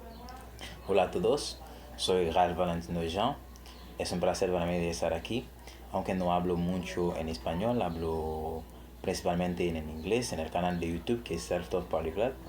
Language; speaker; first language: Spanish; non-native, fluent; Haitian Creole